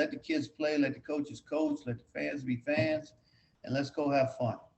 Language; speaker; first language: English; native; English